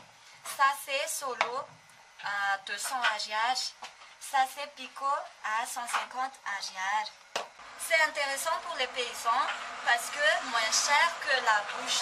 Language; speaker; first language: French; non-native, local second language; Malagasy